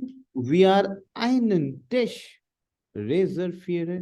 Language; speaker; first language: German; non-native, fluent; Hindi